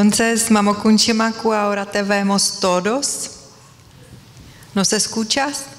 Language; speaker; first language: Spanish; non-native, learner; Czech